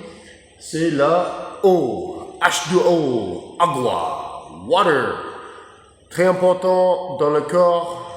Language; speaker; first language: French; non-native, learner; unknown